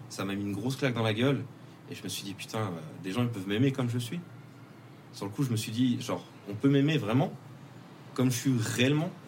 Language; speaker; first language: French; native; French